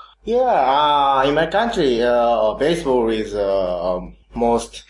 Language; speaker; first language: English; non-native, learner; Japanese